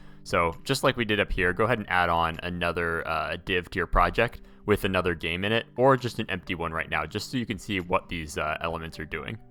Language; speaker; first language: English; native; English